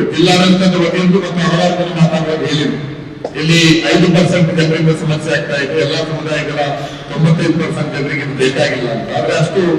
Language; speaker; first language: Kannada; non-native, local second language; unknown